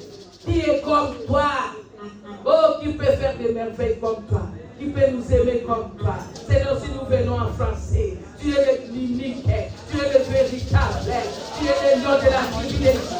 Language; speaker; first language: French; non-native, local second language; Lingala